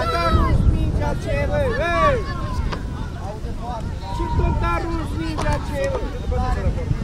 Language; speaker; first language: Romanian; native; Romanian